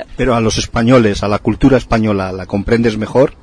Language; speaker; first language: Spanish; native; Spanish